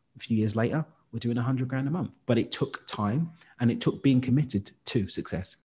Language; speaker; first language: English; native; English